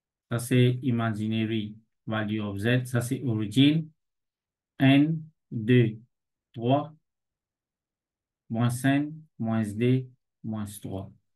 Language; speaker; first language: French; non-native, local second language; Morisyen